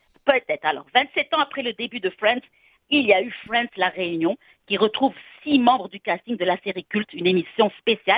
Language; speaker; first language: French; native; French